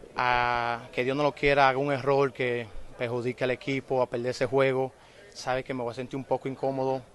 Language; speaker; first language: Spanish; native; Spanish